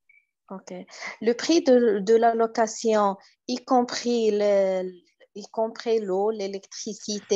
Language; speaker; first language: French; non-native, learner; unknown